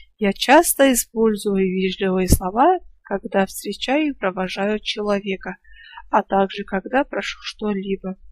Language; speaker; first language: Russian; non-native, local second language; Kazakh